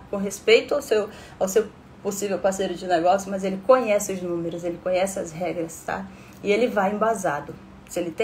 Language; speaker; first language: Portuguese; native; Portuguese